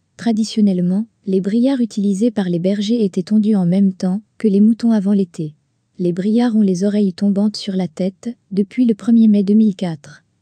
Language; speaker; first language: French; native; French